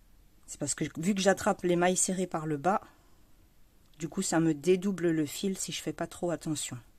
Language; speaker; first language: French; native; French